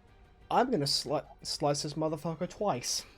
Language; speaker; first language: English; native; English